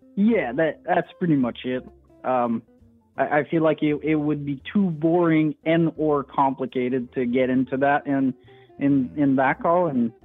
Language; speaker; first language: English; non-native, fluent; French